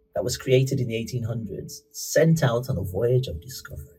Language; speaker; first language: English; native; English